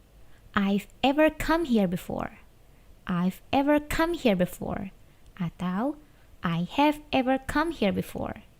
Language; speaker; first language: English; non-native, learner; Indonesian